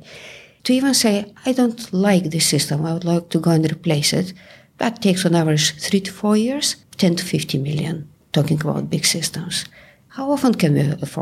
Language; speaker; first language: English; non-native, fluent; Bulgarian